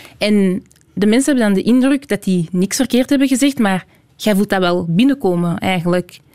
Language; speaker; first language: Dutch; native; Dutch